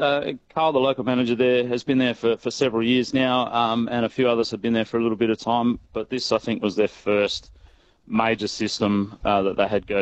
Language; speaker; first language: English; native; English